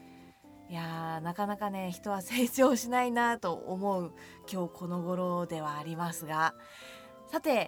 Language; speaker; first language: Japanese; native; Japanese